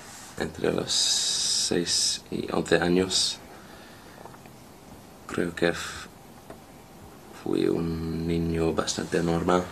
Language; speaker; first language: Spanish; non-native, fluent; English